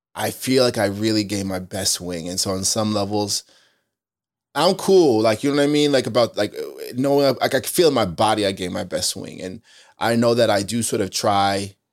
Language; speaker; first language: English; native; English